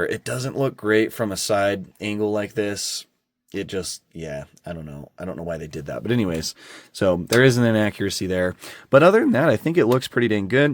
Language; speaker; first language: English; native; English